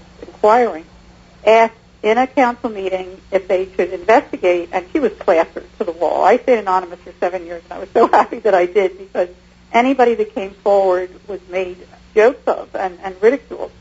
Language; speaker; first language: English; native; English